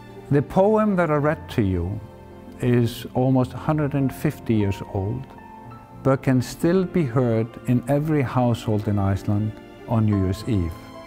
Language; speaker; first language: English; non-native, fluent; Icelandic